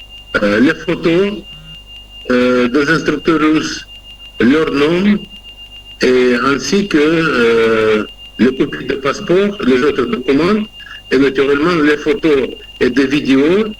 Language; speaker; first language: French; non-native, fluent; Russian